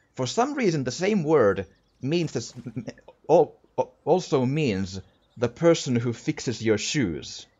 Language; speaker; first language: English; non-native, fluent; Finnish